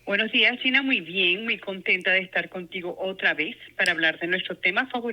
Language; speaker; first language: Spanish; non-native, local second language; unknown